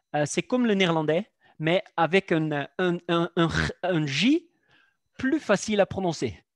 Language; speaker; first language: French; non-native, fluent; Dutch